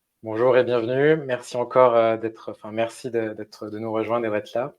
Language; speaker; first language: French; native; French